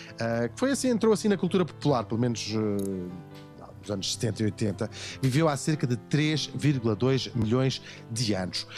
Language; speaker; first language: Portuguese; native; Portuguese